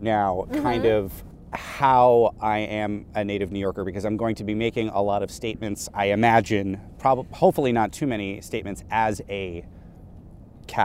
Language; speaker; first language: English; native; English